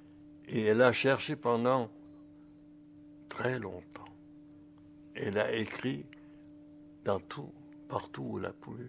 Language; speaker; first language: French; early bilingual, other home language; German